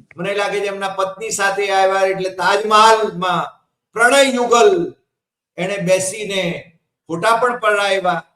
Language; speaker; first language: Gujarati; native; Gujarati